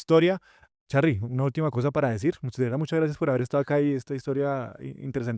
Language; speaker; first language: Spanish; native; Spanish